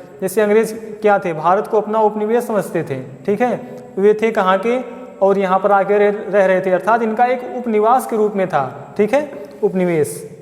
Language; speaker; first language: Hindi; native; Hindi